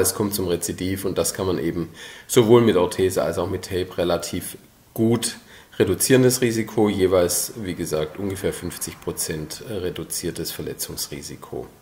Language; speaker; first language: German; native; German